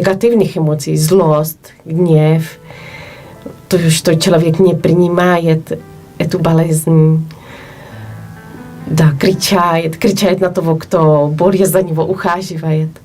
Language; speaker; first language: Russian; non-native, fluent; Polish